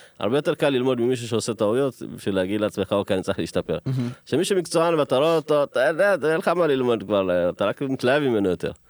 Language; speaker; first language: Hebrew; early bilingual, other home language; Amharic